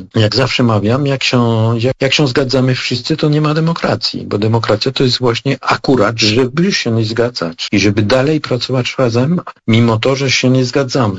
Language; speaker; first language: Polish; non-native, fluent; French